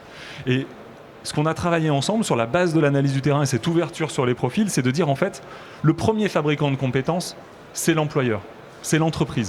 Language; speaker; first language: French; native; French